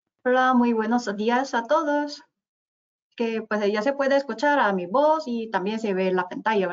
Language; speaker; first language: Spanish; non-native, fluent; Korean